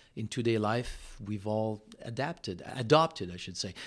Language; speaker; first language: English; non-native, fluent; French